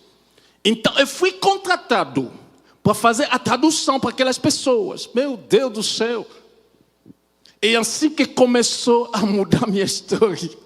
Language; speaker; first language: Portuguese; non-native, fluent; French